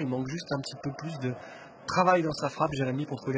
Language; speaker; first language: French; native; French